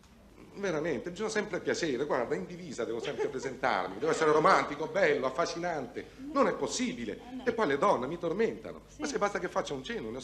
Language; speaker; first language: Italian; native; Italian